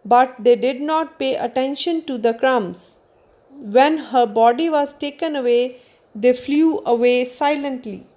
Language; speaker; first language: English; non-native, local second language; Punjabi